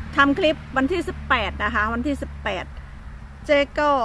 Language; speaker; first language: Thai; native; Thai